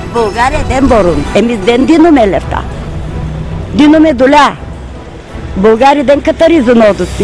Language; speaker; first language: Greek; non-native, learner; Bulgarian